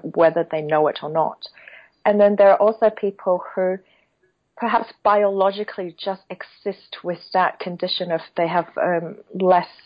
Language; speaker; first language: English; non-native, local second language; Cantonese